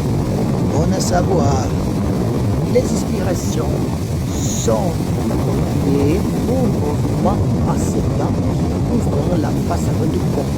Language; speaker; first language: French; non-native, learner; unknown